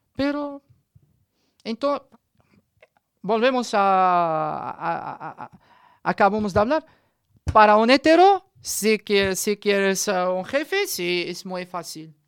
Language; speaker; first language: Spanish; non-native, learner; Arabic